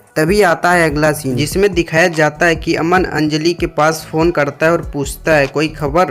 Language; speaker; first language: Hindi; native; Hindi